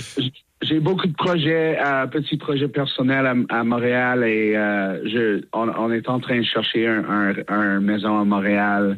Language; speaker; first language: French; non-native, learner; English